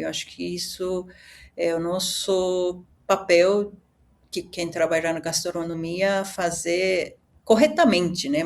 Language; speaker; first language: Portuguese; early bilingual, other home language; Japanese